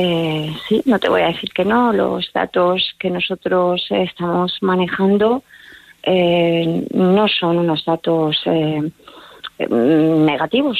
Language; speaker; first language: Spanish; native; Spanish